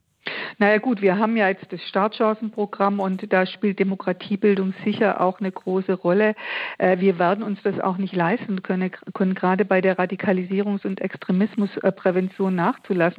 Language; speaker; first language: German; native; German